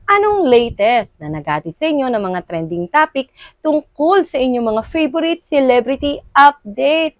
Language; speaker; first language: Filipino; native; Filipino